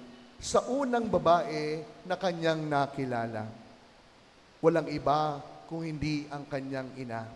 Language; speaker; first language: Filipino; native; Filipino